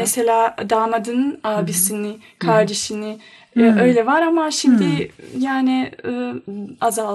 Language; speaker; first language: Turkish; non-native, learner; Bosnian